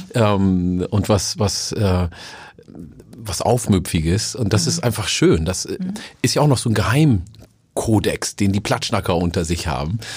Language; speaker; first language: German; early bilingual, other home language; Oromo